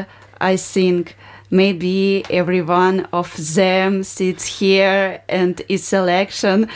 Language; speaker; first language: English; non-native, learner; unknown